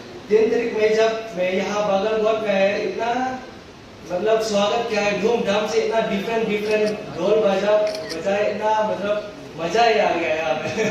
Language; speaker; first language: Hindi; non-native, local second language; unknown